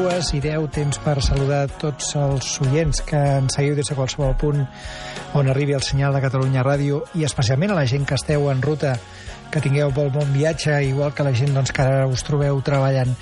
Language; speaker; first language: Catalan; native; Catalan